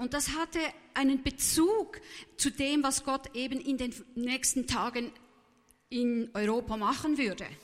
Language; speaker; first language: German; native; German